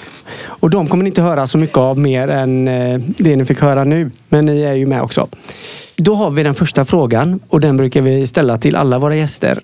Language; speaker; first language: Swedish; native; Swedish